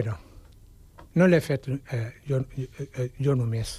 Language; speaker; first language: Catalan; non-native, fluent; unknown